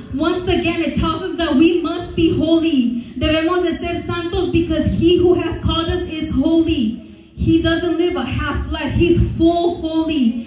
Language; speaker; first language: English; early bilingual, other home language; Spanish